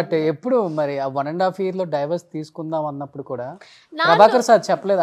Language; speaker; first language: Telugu; native; Telugu